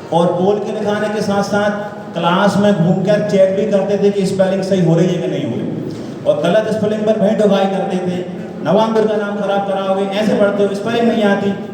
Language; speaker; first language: Hindi; native; Hindi